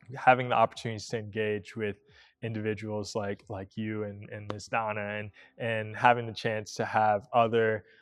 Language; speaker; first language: English; native; English